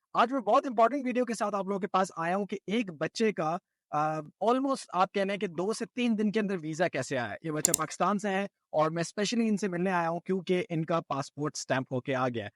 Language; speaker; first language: Urdu; early bilingual, heritage; Urdu